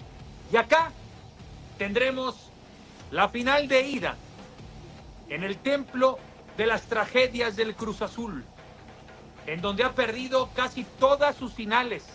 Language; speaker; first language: Spanish; native; Spanish